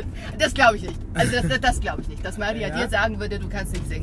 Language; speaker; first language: German; early bilingual, other home language; Bosnian